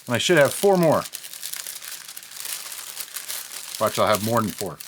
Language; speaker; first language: English; native; English